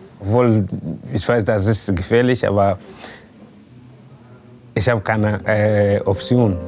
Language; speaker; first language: German; non-native, learner; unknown